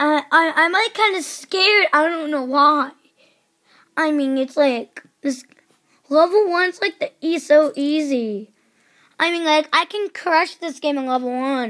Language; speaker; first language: English; native; English